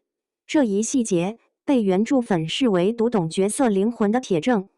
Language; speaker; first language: Chinese; native; Chinese